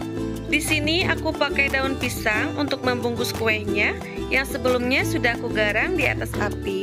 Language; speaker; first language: Indonesian; native; Indonesian